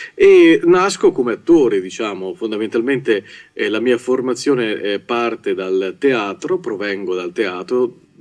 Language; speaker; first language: Italian; native; Italian